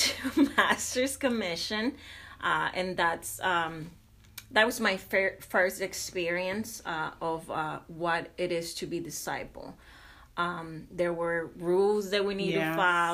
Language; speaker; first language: English; non-native, fluent; Spanish